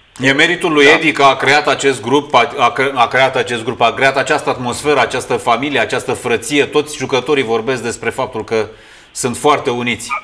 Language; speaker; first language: Romanian; native; Romanian